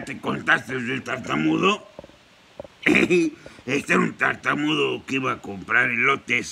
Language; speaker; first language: Spanish; native; Spanish